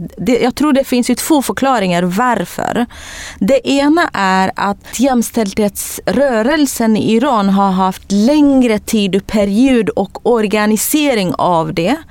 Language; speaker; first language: Swedish; non-native, fluent; Kurdish